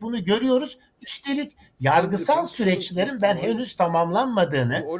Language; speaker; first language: Turkish; native; Turkish